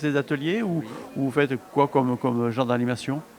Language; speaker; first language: French; native; French